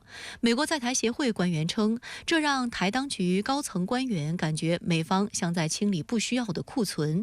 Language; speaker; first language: Chinese; native; Chinese